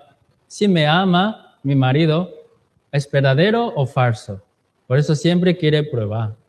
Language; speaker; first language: Spanish; non-native, fluent; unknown